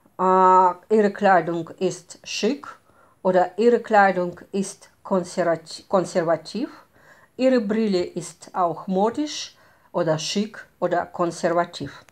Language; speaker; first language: German; non-native, fluent; Russian